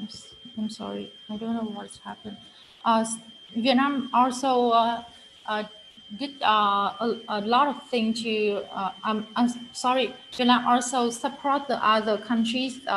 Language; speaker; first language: English; non-native, fluent; Vietnamese